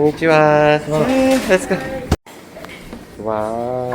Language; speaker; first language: English; non-native, fluent; Korean